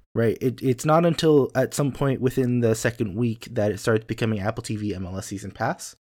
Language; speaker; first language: English; native; English